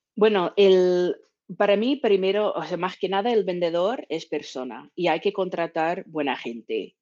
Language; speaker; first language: Spanish; non-native, fluent; English